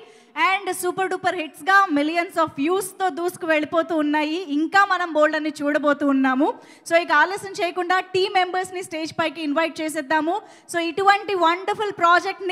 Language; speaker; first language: Telugu; native; Telugu